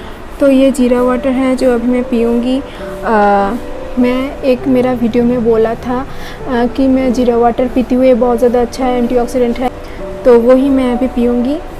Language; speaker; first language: Hindi; non-native, local second language; Bangla